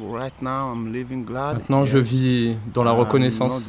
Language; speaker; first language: French; non-native, learner; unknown